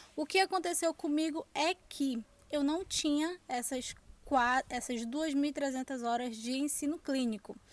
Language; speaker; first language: Portuguese; native; Portuguese